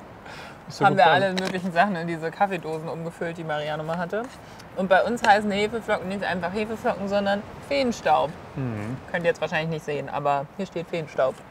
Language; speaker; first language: German; native; German